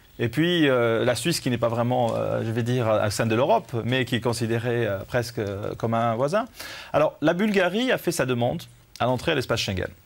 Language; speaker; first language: French; native; French